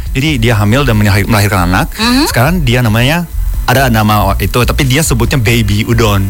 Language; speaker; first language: Indonesian; non-native, fluent; Japanese